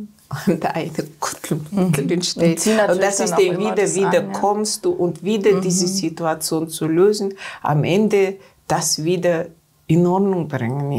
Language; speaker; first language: German; non-native, learner; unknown